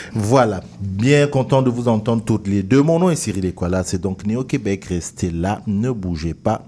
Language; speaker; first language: French; non-native, local second language; Duala